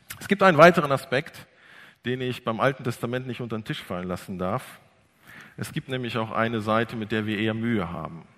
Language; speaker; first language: German; early bilingual, other home language; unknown